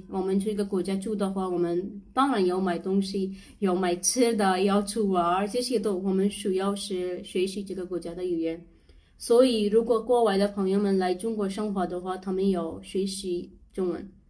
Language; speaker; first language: Chinese; non-native, learner; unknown